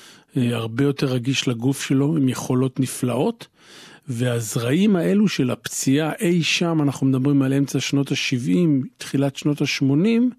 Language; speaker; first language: Hebrew; native; Hebrew